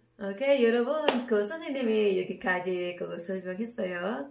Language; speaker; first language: Korean; non-native, learner; Filipino